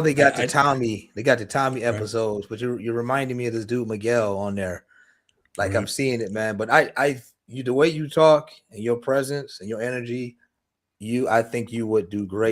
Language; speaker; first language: English; native; English